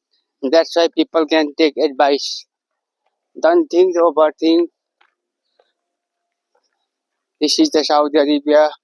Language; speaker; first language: English; non-native, learner; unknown